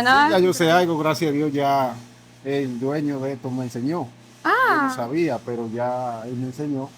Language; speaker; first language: Spanish; native; Spanish